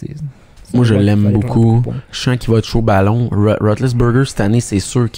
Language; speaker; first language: French; native; French